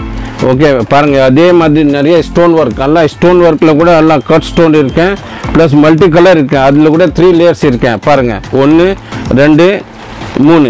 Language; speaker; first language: Tamil; non-native, local second language; Hindi